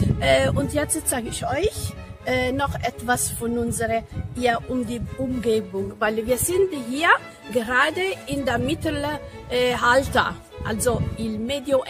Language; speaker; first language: German; non-native, fluent; Italian